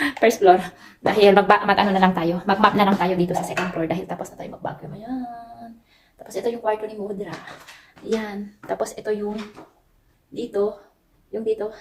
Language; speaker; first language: Filipino; native; Filipino